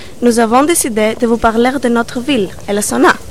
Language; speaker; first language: French; non-native, learner; Greek